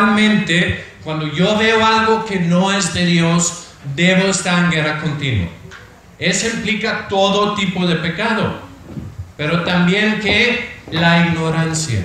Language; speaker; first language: Spanish; non-native, fluent; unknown